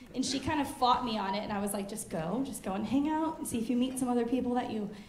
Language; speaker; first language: English; native; English